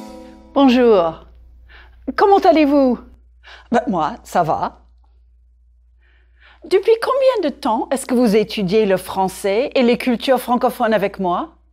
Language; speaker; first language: French; non-native, fluent; English